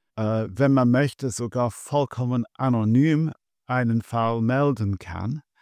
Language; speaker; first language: German; non-native, fluent; English